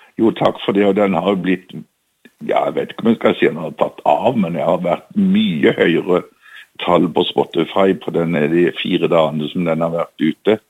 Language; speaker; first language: Norwegian; native; Norwegian